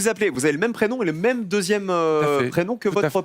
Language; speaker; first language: French; native; French